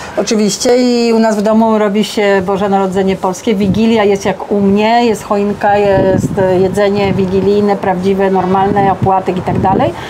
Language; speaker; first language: Polish; native; Polish